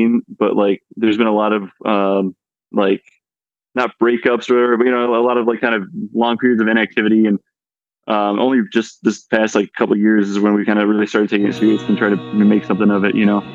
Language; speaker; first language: English; native; English